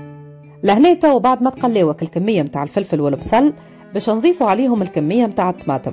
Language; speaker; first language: Arabic; native; Arabic